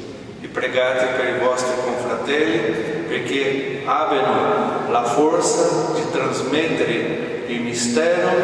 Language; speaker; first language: Italian; non-native, fluent; Portuguese